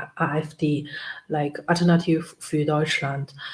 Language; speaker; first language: German; non-native, learner; Chinese